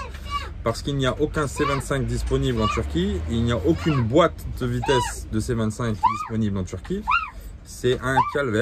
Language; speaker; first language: French; native; French